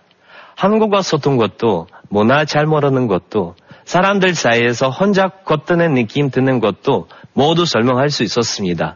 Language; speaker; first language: Korean; non-native, fluent; Russian